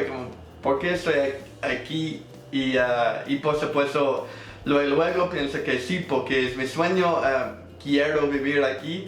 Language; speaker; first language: Spanish; non-native, fluent; English